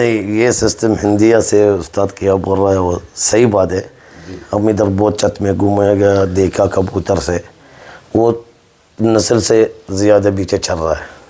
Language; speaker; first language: Hindi; non-native, learner; Arabic